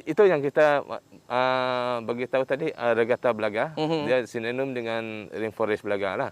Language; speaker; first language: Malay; non-native, local second language; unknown